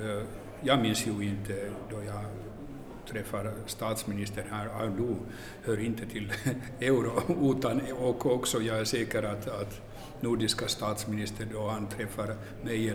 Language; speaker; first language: Swedish; non-native, local second language; Finnish